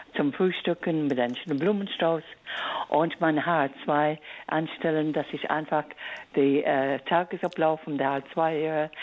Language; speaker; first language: German; non-native, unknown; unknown